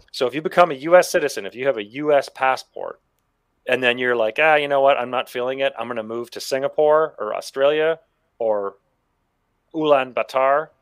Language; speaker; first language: English; native; English